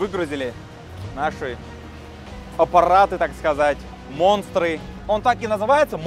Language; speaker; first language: Russian; native; Russian